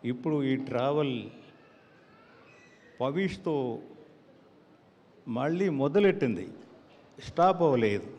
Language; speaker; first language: Telugu; non-native, learner; Tamil